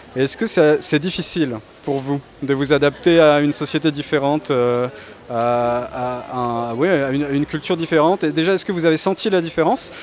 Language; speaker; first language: French; native; French